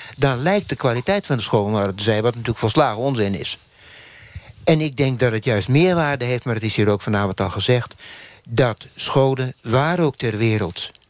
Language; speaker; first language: Dutch; non-native, local second language; Western Frisian